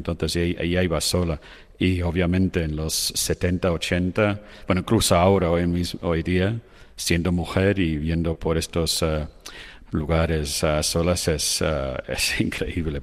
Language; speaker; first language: Spanish; non-native, fluent; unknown